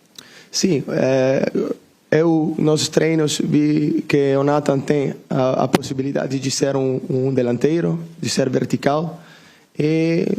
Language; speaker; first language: Portuguese; non-native, learner; Italian